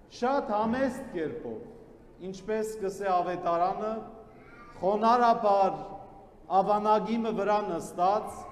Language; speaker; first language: Armenian; native; Armenian